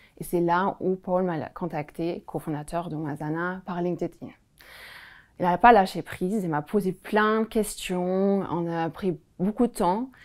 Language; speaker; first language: French; non-native, fluent; German